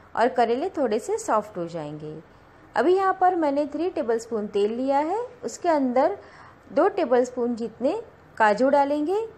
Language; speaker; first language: Hindi; non-native, local second language; Gujarati